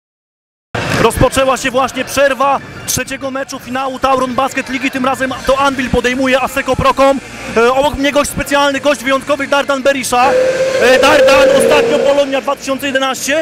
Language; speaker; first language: Polish; native; Polish